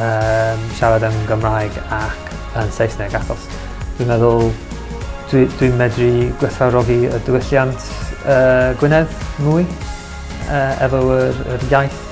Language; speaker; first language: Welsh; non-native, learner; English